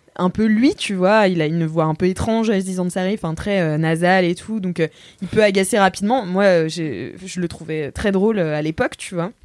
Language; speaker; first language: French; native; French